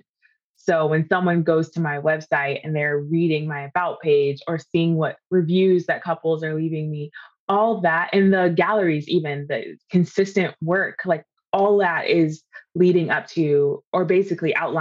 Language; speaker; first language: English; native; English